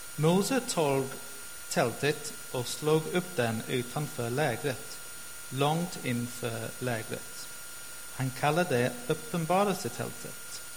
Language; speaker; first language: Swedish; non-native, fluent; English